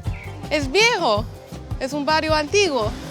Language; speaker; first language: Spanish; non-native, fluent; English